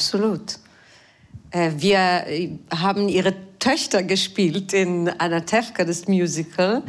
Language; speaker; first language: German; non-native, fluent; Hebrew